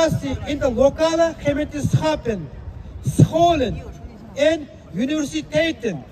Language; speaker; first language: Dutch; non-native, fluent; Uyghur